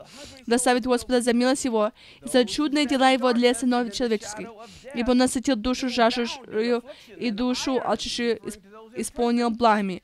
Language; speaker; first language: Russian; non-native, fluent; English